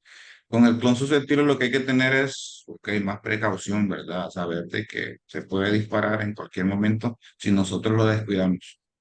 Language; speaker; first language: Spanish; native; Spanish